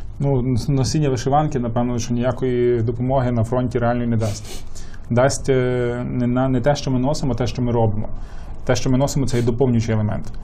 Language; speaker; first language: Ukrainian; native; Ukrainian